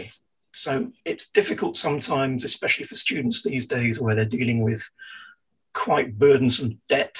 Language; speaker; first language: English; native; English